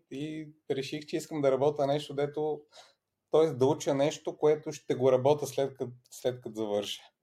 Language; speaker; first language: Bulgarian; early bilingual, other home language; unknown